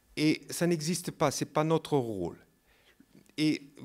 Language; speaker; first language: French; non-native, fluent; German